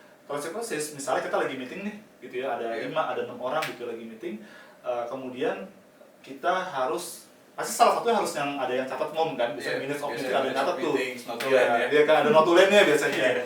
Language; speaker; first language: Indonesian; native; Indonesian